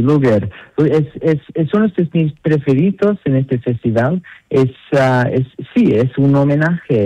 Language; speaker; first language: Spanish; non-native, fluent; English